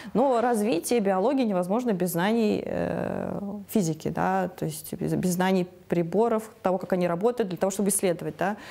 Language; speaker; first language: Russian; native; Russian